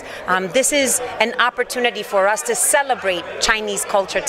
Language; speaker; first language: English; native; English